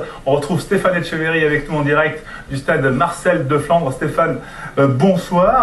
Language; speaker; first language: French; native; French